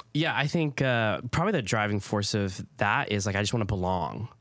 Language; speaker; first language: English; early bilingual, other home language; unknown